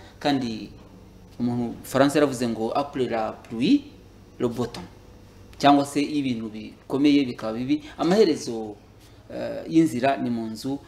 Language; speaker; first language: Kinyarwanda; native; Kinyarwanda